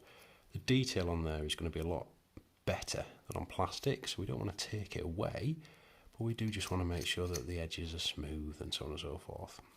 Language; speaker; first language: English; native; English